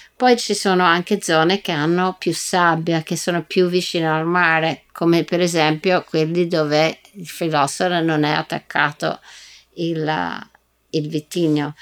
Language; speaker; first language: Italian; non-native, fluent; English